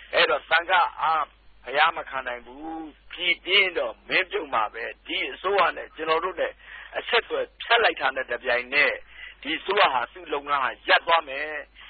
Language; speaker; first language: Burmese; non-native, local second language; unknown